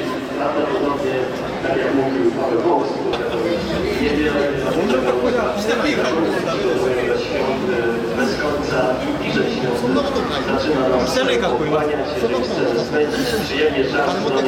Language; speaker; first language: Polish; native; Polish